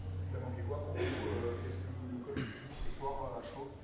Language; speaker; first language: French; native; French